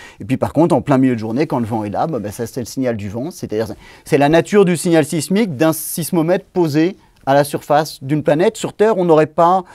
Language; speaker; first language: French; native; French